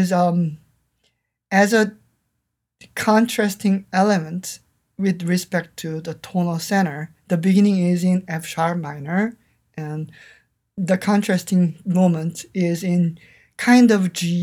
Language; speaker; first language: English; non-native, fluent; Korean